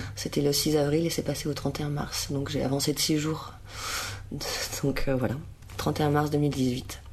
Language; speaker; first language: French; native; French